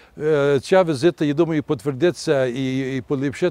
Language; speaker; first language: Ukrainian; early bilingual, heritage; Ukrainian